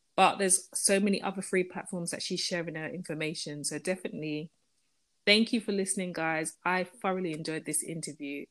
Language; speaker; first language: English; native; English